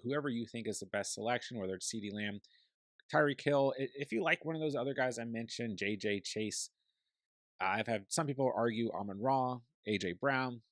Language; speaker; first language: English; native; English